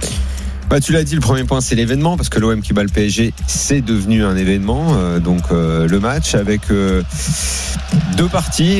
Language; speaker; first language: French; native; French